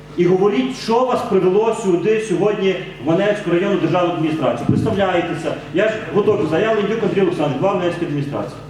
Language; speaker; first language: Ukrainian; native; Ukrainian